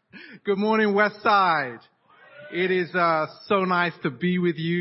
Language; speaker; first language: English; native; English